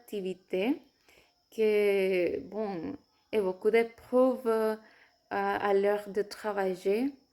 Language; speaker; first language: French; non-native, fluent; Spanish